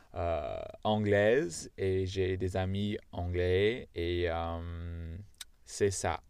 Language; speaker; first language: French; non-native, fluent; English